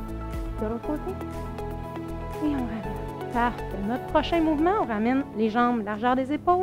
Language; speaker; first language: French; native; French